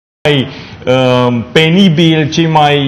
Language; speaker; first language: Romanian; native; Romanian